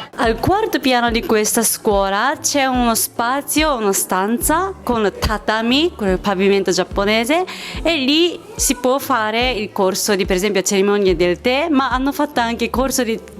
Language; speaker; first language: Italian; non-native, fluent; Japanese